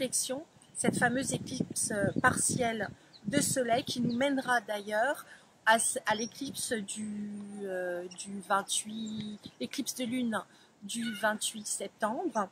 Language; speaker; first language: French; native; French